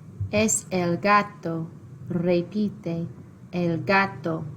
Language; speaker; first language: Spanish; non-native, fluent; English